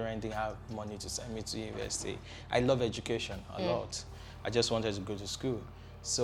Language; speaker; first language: English; non-native, local second language; Yoruba